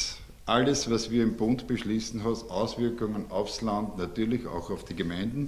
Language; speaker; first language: German; native; German